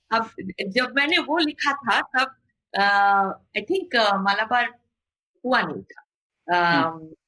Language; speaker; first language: Hindi; non-native, local second language; Bangla